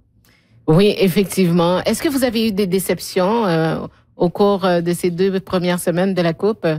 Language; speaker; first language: French; native; French